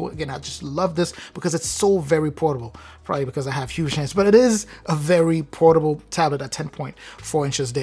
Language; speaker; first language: English; native; English